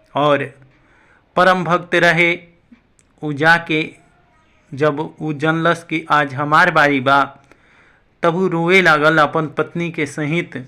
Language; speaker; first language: Bhojpuri; non-native, local second language; Awadhi